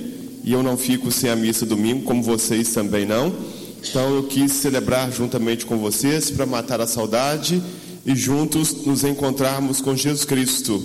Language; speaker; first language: Portuguese; native; Portuguese